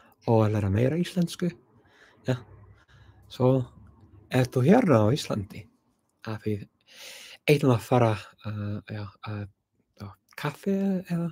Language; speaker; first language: Spanish; non-native, fluent; English